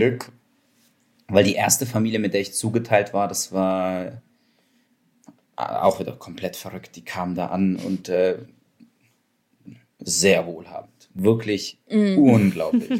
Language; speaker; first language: German; early bilingual, other home language; Russian